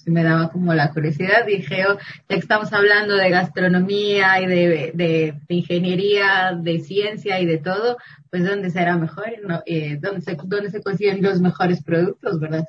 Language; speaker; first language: Spanish; native; Spanish